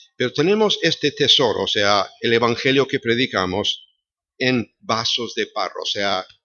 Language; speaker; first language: Spanish; non-native, fluent; English